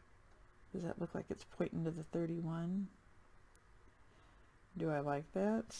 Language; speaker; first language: English; native; English